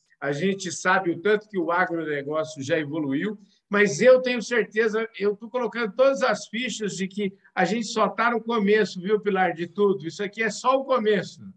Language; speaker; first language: Portuguese; native; Portuguese